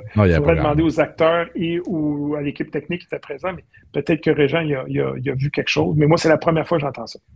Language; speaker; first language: French; native; French